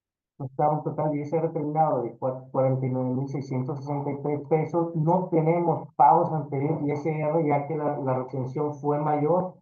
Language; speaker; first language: Spanish; native; Spanish